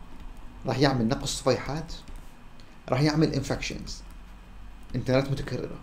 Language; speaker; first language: Arabic; native; Arabic